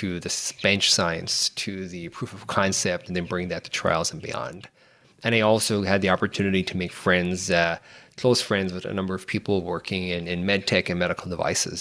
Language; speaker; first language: English; native; English